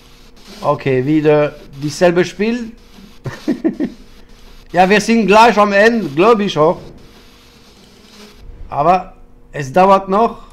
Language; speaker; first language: German; non-native, fluent; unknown